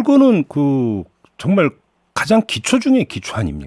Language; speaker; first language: Korean; native; Korean